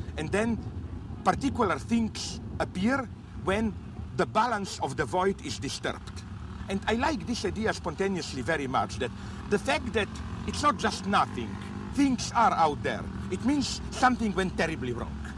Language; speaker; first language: English; non-native, fluent; Slovenian